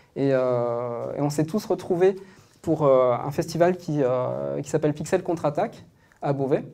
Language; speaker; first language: French; native; French